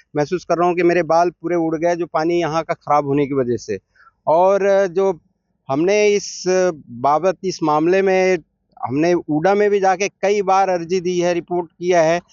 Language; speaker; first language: Hindi; native; Hindi